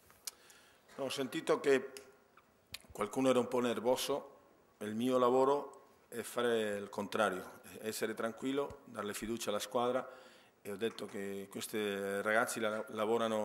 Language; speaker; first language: Italian; non-native, fluent; Spanish